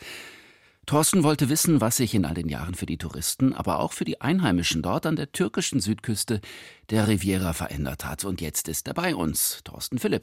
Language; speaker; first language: German; native; German